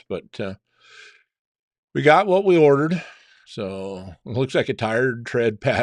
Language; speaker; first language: English; native; English